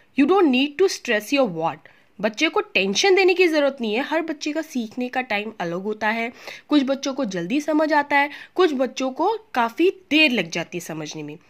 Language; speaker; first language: Hindi; native; Hindi